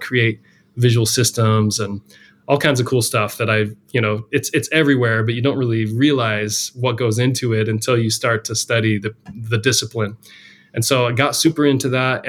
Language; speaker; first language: English; native; English